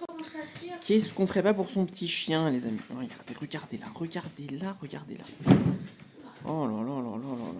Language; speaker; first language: French; native; French